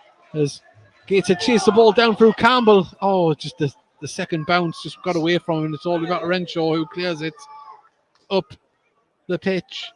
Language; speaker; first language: English; native; English